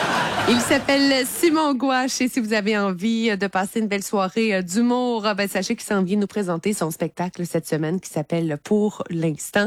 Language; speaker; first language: French; native; French